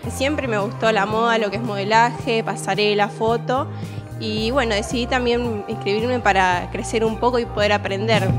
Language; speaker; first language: Spanish; native; Spanish